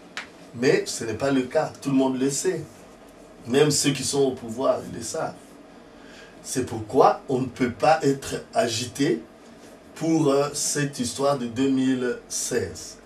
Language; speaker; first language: French; non-native, local second language; Lingala